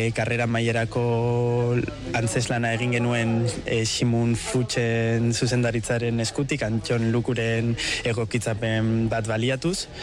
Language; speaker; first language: Basque; native; Basque